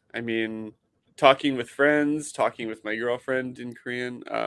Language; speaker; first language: English; native; English